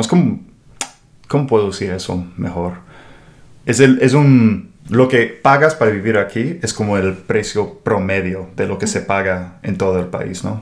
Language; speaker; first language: Spanish; non-native, fluent; English